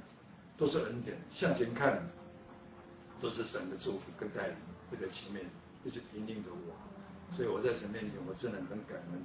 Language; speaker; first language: Chinese; native; Chinese